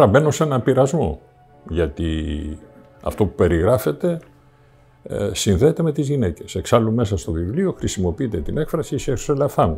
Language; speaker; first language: Greek; native; Greek